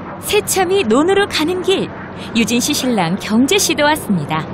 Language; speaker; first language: Korean; native; Korean